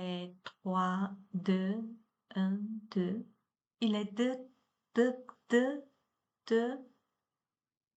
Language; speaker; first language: French; non-native, learner; Chinese